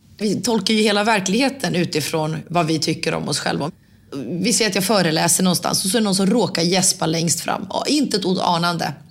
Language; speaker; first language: Swedish; early bilingual, other home language; Finnish